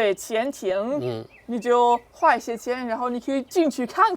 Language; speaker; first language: Chinese; non-native, fluent; German